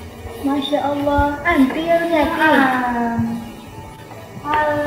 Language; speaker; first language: Arabic; non-native, learner; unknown